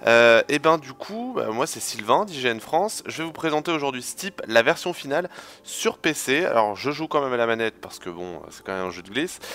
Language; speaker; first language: French; native; French